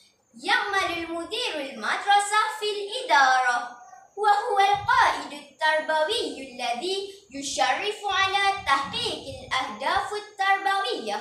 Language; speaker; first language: Arabic; non-native, learner; Malay